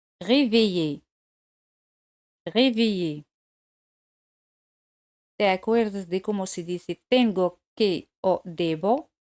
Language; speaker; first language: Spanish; non-native, fluent; French